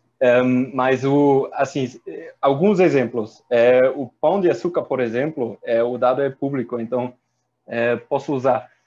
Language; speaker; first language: Portuguese; non-native, fluent; German